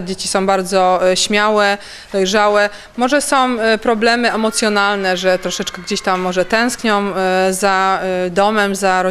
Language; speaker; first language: Polish; native; Polish